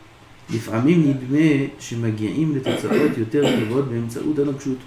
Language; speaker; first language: Hebrew; non-native, fluent; French